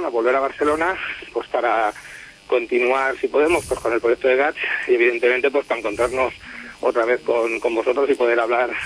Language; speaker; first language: Spanish; native; Spanish